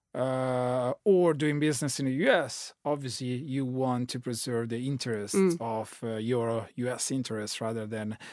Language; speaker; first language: English; non-native, fluent; Italian